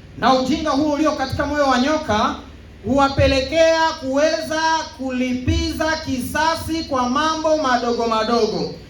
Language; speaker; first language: Swahili; native; Swahili